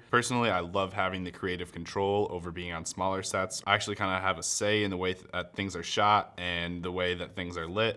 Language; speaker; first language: English; native; English